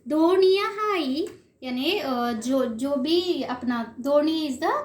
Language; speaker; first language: Hindi; non-native, local second language; Kannada